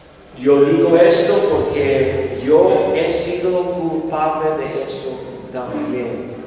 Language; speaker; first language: Spanish; non-native, fluent; English